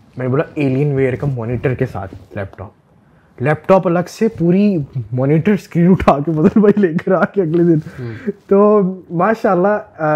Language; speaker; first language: Urdu; early bilingual, heritage; Urdu